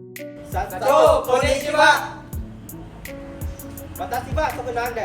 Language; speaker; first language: Japanese; non-native, learner; Khmer